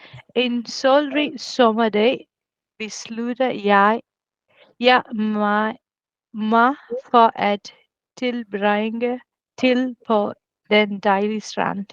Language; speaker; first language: Danish; non-native, learner; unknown